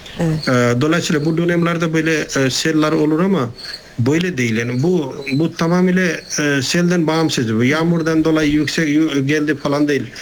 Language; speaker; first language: Turkish; non-native, fluent; Nepali